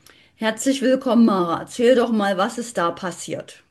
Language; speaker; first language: German; native; German